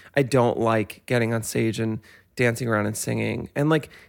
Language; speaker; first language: English; native; English